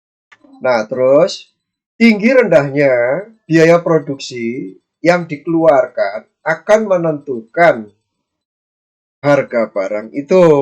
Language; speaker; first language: Indonesian; native; Indonesian